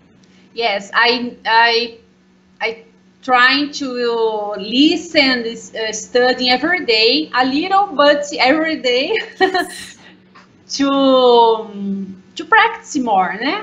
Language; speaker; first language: English; non-native, learner; Portuguese